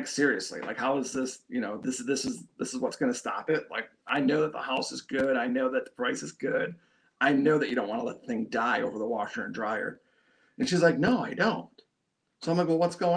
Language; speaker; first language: English; native; English